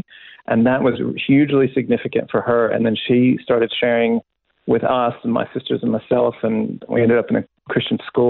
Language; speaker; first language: English; native; English